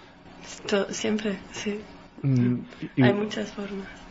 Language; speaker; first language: Spanish; non-native, fluent; Danish